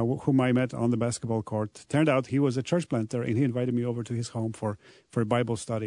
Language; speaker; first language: English; non-native, fluent; Polish